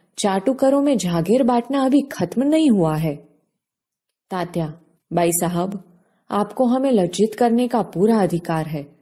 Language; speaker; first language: Hindi; non-native, local second language; Gujarati